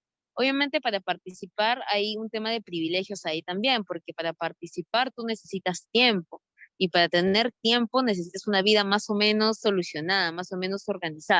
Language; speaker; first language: Spanish; native; Spanish